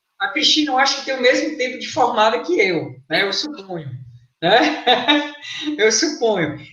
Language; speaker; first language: Portuguese; native; Portuguese